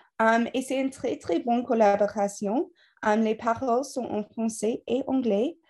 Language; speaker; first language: French; non-native, learner; English